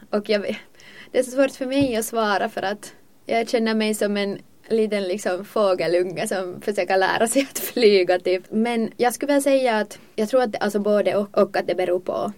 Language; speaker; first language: Swedish; native; Swedish